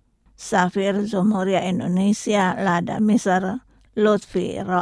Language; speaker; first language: Arabic; non-native, fluent; Indonesian